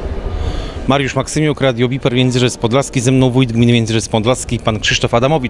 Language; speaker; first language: Polish; native; Polish